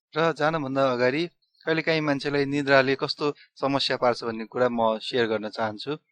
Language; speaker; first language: Nepali; non-native, local second language; Newari